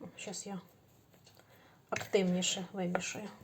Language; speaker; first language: Ukrainian; native; Ukrainian